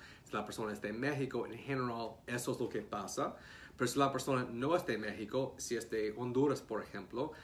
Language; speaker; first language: Spanish; non-native, fluent; English